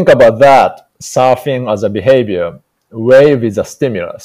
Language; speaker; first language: English; non-native, fluent; Japanese